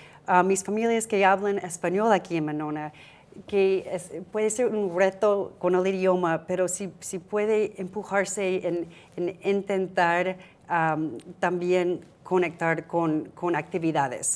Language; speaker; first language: Spanish; non-native, fluent; English